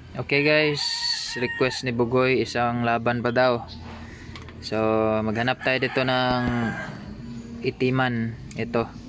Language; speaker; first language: Filipino; native; Filipino